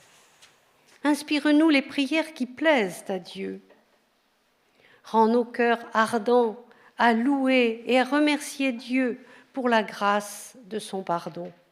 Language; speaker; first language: French; native; French